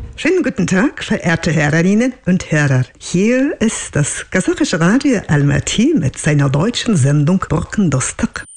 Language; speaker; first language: German; non-native, fluent; Kazakh